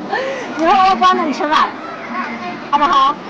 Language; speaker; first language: Chinese; native; Chinese